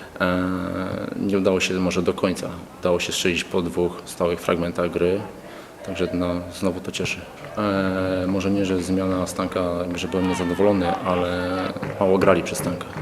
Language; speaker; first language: Polish; native; Polish